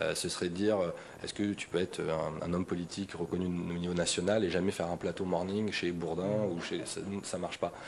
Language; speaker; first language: French; native; French